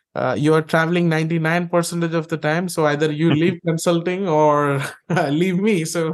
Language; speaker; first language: English; non-native, local second language; Malayalam